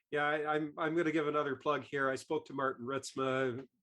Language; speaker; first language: English; native; English